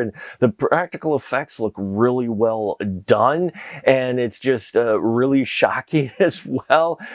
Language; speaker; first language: English; native; English